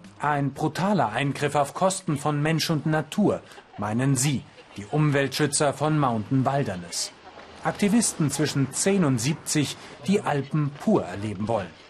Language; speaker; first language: German; native; German